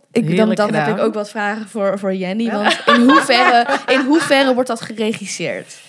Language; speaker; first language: Dutch; native; Dutch